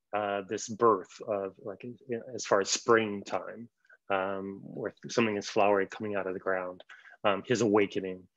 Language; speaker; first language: English; native; English